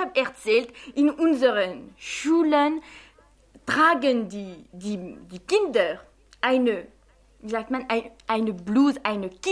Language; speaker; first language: German; non-native, fluent; French